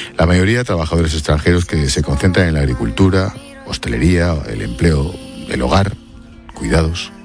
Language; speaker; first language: Spanish; native; Spanish